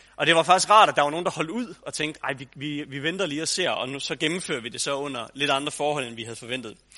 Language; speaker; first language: Danish; native; Danish